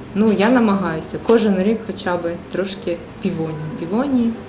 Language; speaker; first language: Ukrainian; non-native, fluent; Tajik